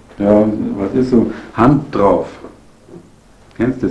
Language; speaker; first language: German; native; German